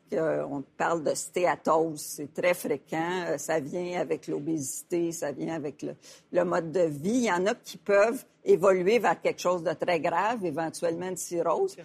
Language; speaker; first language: French; native; French